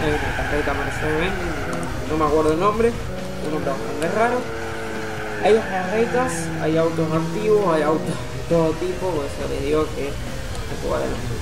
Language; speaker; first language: Spanish; native; Spanish